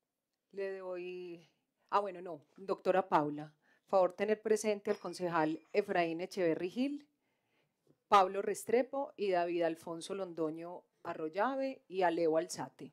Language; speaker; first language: Spanish; native; Spanish